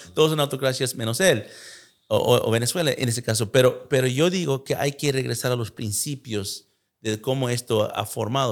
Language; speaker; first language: Spanish; early bilingual, heritage; Spanish